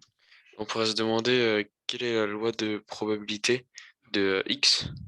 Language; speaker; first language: French; native; French